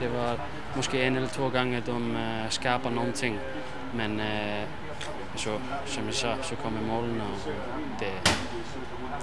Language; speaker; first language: Swedish; non-native, fluent; Icelandic